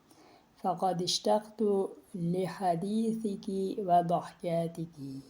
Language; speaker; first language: Arabic; non-native, fluent; Uzbek